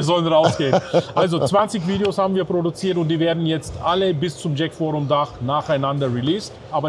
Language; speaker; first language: German; native; German